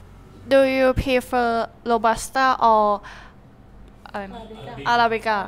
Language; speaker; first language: English; non-native, learner; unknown